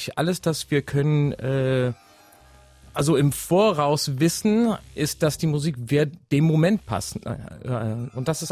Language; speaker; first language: German; non-native, fluent; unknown